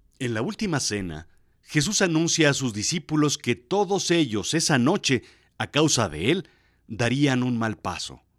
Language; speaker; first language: Spanish; native; Spanish